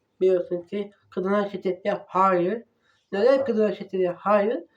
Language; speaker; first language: Turkish; non-native, learner; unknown